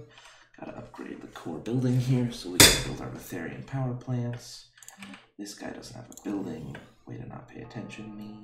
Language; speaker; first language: English; native; English